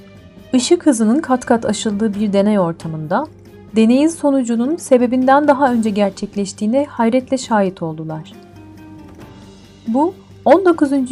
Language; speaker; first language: Turkish; native; Turkish